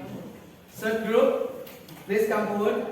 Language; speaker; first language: English; non-native, fluent; Indonesian